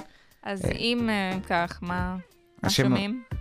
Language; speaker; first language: Hebrew; non-native, local second language; Arabic